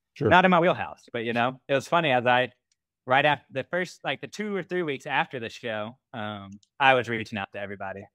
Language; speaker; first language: English; native; English